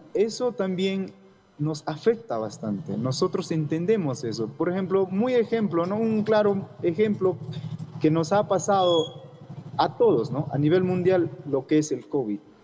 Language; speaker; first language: Spanish; non-native, local second language; Shipibo-Conibo